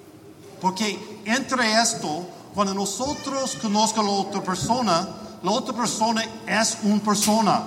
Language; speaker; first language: Spanish; non-native, learner; English